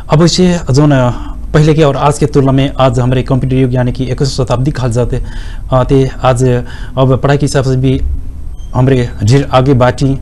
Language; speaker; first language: Bhojpuri; non-native, local second language; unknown